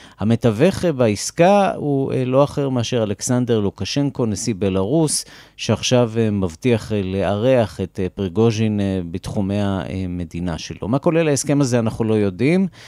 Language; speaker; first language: Hebrew; native; Hebrew